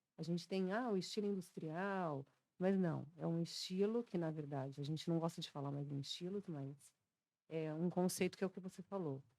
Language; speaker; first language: Portuguese; native; Portuguese